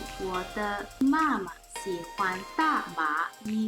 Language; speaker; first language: Chinese; non-native, learner; English